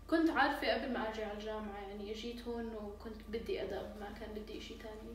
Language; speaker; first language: Arabic; native; Arabic